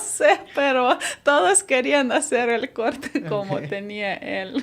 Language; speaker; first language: Spanish; non-native, fluent; Ukrainian